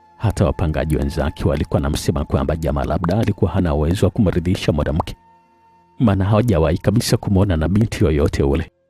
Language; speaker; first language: Swahili; native; Swahili